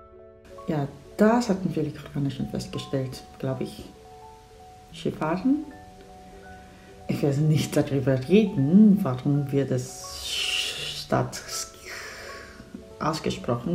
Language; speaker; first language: German; non-native, fluent; Korean